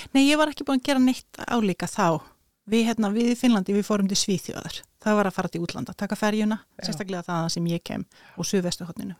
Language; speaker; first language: Icelandic; non-native, fluent; Finnish